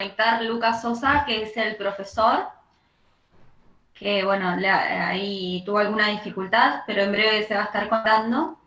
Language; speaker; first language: Spanish; native; Spanish